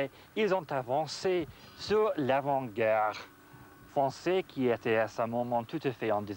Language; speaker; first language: French; non-native, fluent; English